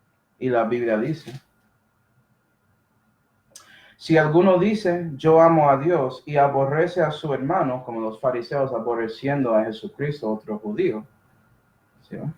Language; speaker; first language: Spanish; non-native, fluent; English